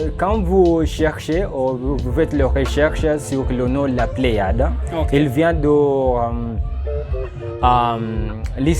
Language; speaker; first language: French; non-native, learner; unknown